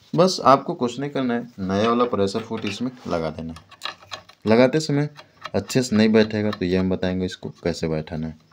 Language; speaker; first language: Hindi; native; Hindi